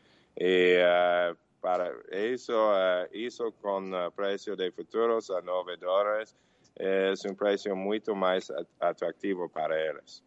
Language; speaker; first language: Portuguese; non-native, fluent; English